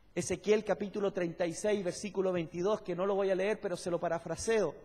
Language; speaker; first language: Spanish; native; Spanish